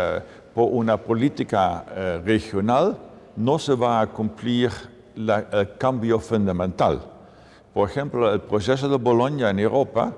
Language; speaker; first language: Spanish; non-native, fluent; Dutch